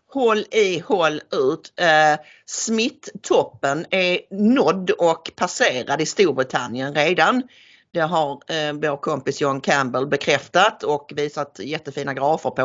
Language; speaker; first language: Swedish; native; Swedish